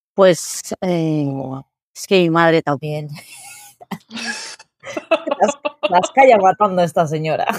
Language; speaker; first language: Spanish; early bilingual, other home language; Arabic